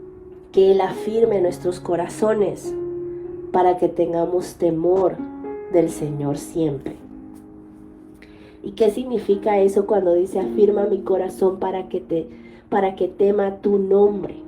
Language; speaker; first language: Spanish; native; Spanish